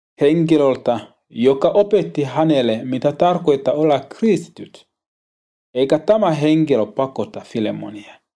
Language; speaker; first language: Finnish; non-native, learner; Swahili